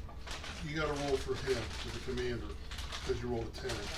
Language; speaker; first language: English; native; English